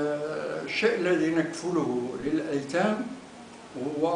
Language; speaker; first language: Arabic; native; Arabic